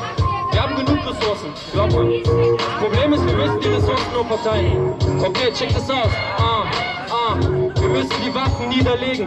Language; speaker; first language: German; native; German